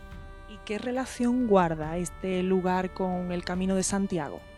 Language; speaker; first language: Spanish; native; Spanish